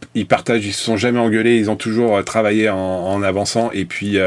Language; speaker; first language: French; native; French